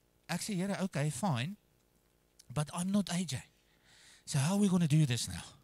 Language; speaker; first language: English; non-native, local second language; Afrikaans